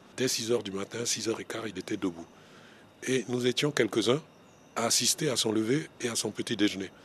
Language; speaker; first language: French; non-native, local second language; Baoulé